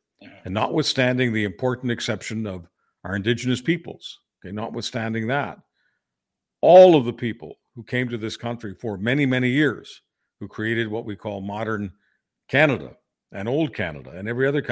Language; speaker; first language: English; native; English